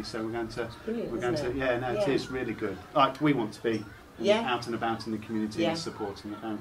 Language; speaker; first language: English; native; English